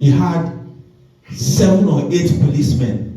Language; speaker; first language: English; non-native, local second language; Yoruba